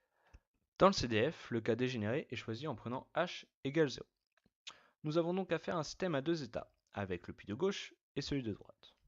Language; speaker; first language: French; native; French